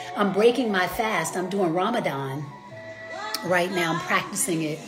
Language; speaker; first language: English; native; English